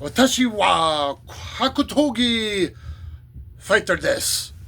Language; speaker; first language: Japanese; non-native, learner; English